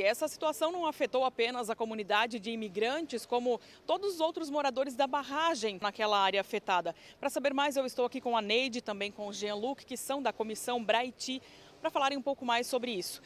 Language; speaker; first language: Portuguese; native; Portuguese